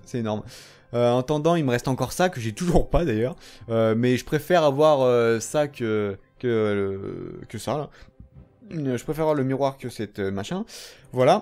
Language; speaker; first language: French; native; French